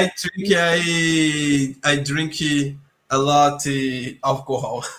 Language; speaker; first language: English; non-native, learner; Portuguese